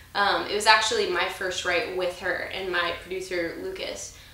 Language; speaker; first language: English; native; English